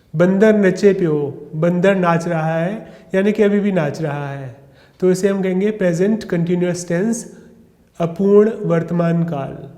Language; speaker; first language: Hindi; non-native, local second language; Sindhi